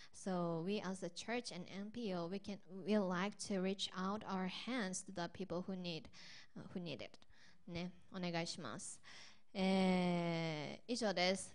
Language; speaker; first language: English; non-native, fluent; Japanese